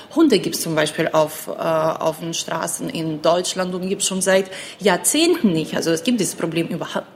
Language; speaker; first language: German; non-native, fluent; Ukrainian